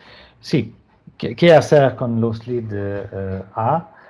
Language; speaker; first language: Spanish; non-native, fluent; French